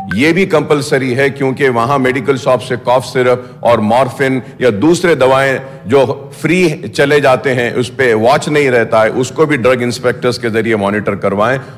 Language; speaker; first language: Urdu; native; Urdu